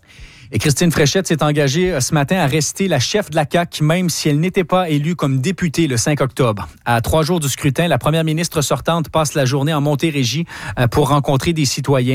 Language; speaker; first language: French; native; French